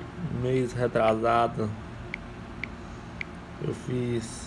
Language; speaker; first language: Portuguese; native; Portuguese